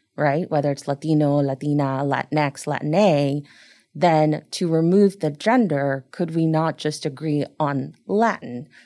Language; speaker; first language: English; early bilingual, other home language; Spanish